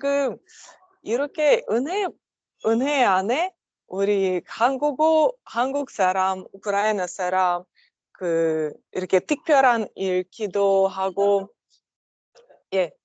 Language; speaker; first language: Korean; non-native, learner; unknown